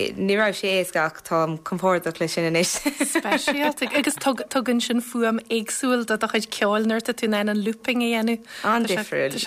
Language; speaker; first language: Irish; native; Irish